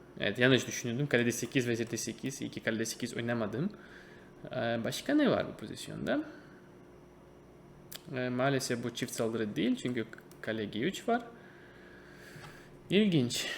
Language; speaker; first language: Turkish; non-native, fluent; Russian